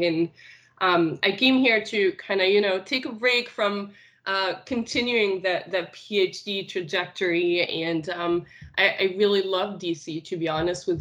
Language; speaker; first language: English; non-native, fluent; Arabic